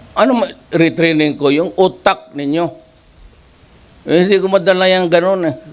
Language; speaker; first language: Filipino; non-native, local second language; Cebuano